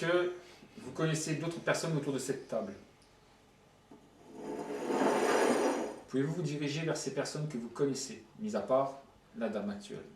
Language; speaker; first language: French; native; French